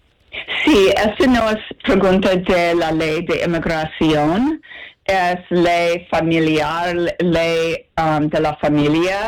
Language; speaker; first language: Spanish; non-native, learner; English